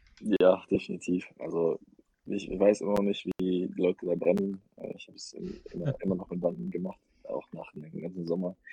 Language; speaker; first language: German; early bilingual, other home language; Russian